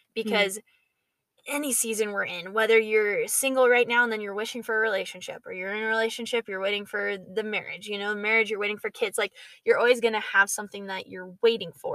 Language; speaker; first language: English; native; English